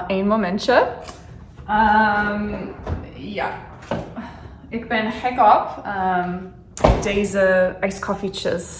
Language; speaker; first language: Dutch; non-native, learner; English